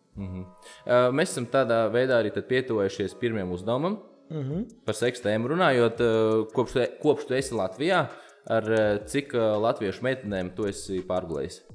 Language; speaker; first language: Latvian; native; Latvian